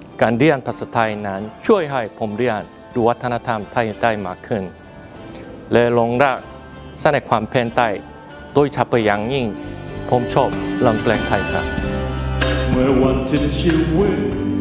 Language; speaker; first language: Thai; non-native, learner; Korean